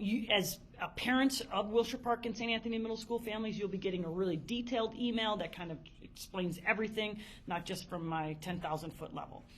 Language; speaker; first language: English; native; English